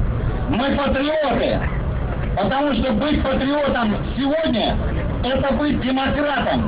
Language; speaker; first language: Russian; native; Russian